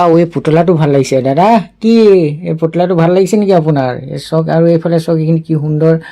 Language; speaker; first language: Assamese; native; Assamese